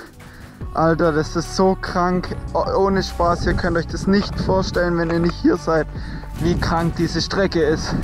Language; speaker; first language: German; native; German